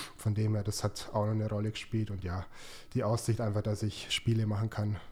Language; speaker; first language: German; native; German